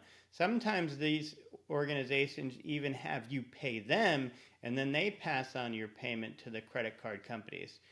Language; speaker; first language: English; native; English